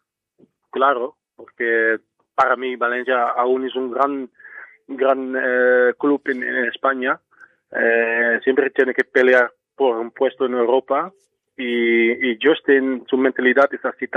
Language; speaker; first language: Spanish; non-native, fluent; Dutch